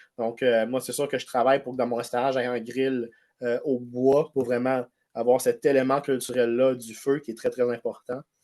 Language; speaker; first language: French; native; French